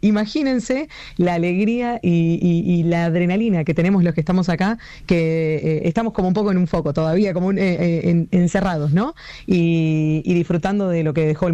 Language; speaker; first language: Spanish; native; Spanish